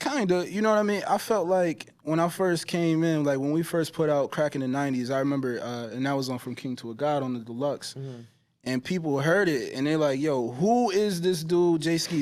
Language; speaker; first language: English; native; English